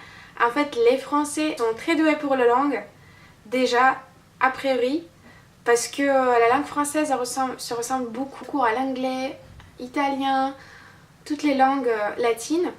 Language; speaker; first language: French; non-native, fluent; Russian